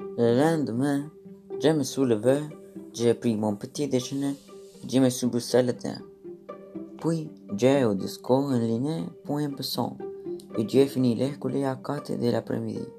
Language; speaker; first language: French; non-native, learner; Romanian